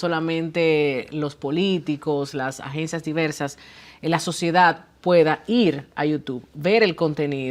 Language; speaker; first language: Spanish; native; Spanish